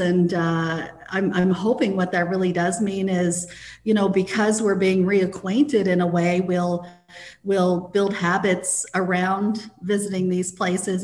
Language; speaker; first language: English; native; English